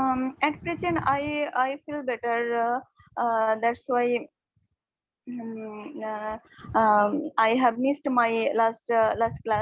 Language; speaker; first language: English; non-native, learner; Bangla